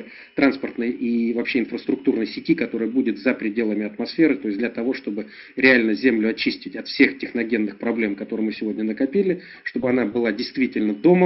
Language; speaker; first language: Russian; native; Russian